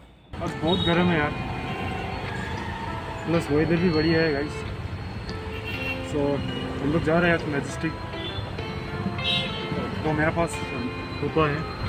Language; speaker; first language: Hindi; non-native, fluent; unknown